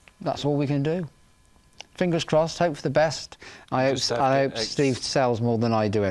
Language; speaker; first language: English; native; English